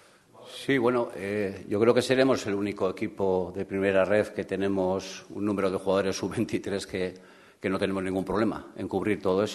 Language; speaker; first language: Spanish; native; Spanish